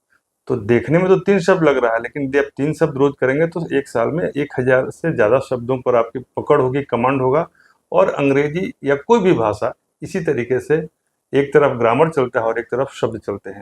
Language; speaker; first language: Hindi; native; Hindi